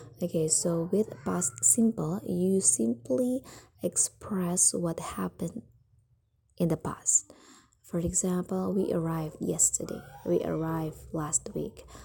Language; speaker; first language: English; non-native, fluent; Indonesian